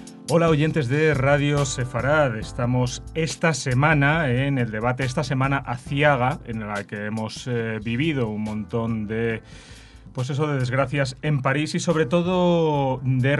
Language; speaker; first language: Spanish; native; Spanish